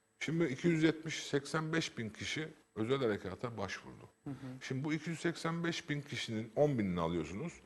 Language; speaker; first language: Turkish; native; Turkish